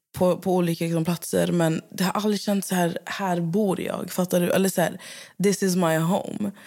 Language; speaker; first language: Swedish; native; Swedish